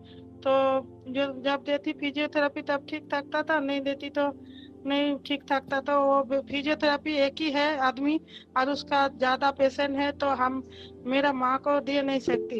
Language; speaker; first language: Hindi; non-native, local second language; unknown